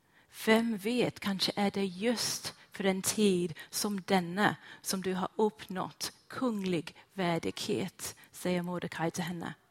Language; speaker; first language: Swedish; non-native, fluent; English